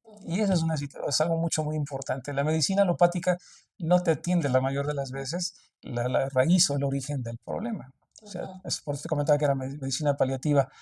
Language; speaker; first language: Spanish; native; Spanish